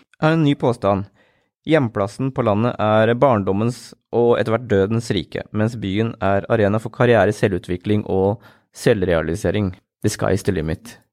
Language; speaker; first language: Norwegian; native; Norwegian